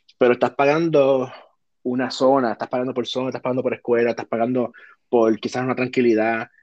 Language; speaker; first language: Spanish; native; Spanish